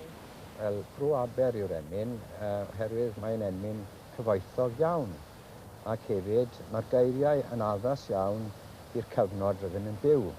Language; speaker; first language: Welsh; native; Welsh